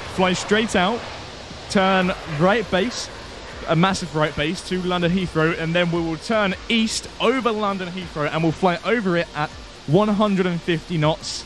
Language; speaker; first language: English; native; English